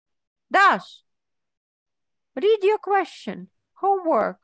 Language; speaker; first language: English; non-native, fluent; Ukrainian